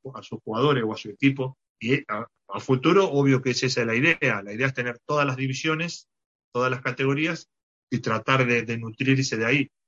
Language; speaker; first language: Spanish; native; Spanish